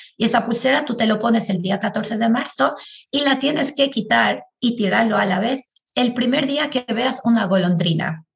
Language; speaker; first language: Spanish; non-native, fluent; Albanian